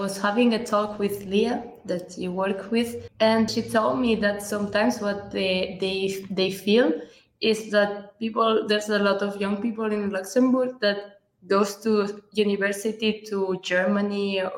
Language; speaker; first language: English; non-native, fluent; Catalan